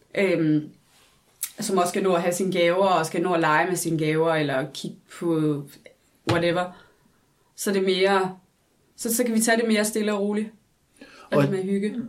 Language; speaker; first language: Danish; early bilingual, other home language; English